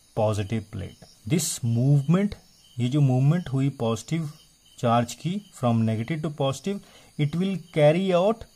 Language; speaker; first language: Hindi; native; Hindi